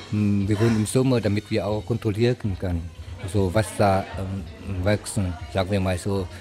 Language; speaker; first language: German; non-native, learner; Vietnamese